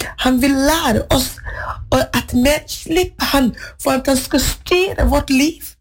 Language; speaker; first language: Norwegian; non-native, fluent; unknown